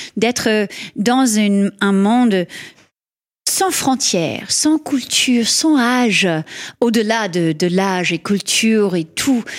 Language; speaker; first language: French; non-native, fluent; English